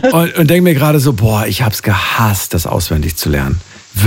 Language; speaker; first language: German; native; German